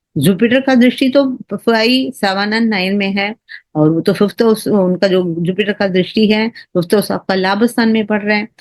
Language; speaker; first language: Hindi; non-native, local second language; Tamil